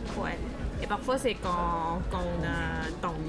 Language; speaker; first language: French; non-native, learner; Thai